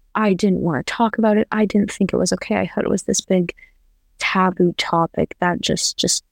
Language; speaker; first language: English; native; English